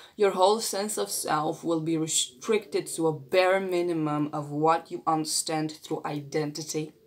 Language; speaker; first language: English; non-native, fluent; Romanian